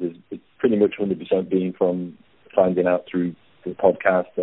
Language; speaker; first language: English; native; English